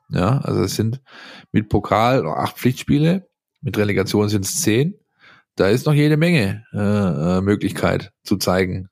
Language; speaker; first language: German; native; German